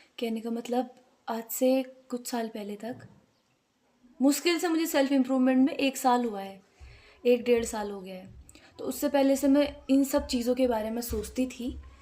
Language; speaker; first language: Hindi; native; Hindi